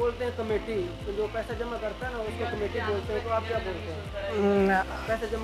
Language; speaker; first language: Hindi; native; Hindi